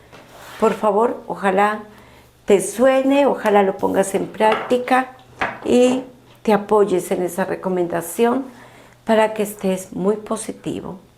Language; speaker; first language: Spanish; native; Spanish